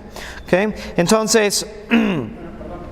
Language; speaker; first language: Spanish; non-native, fluent; English